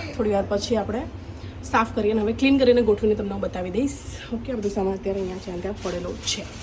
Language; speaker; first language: Gujarati; native; Gujarati